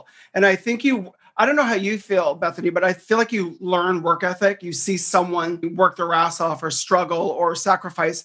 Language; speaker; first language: English; native; English